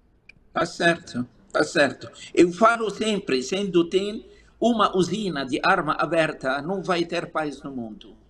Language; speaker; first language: Portuguese; non-native, fluent; Arabic